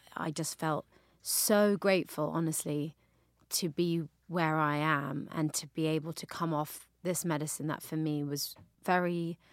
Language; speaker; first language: English; native; English